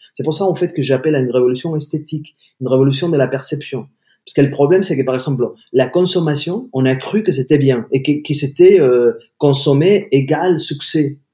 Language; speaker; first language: French; non-native, fluent; Spanish